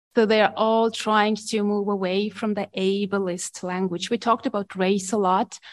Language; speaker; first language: English; non-native, fluent; Estonian